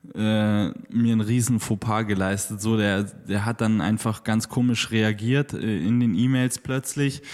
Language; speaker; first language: German; native; German